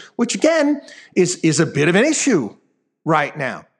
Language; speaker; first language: English; native; English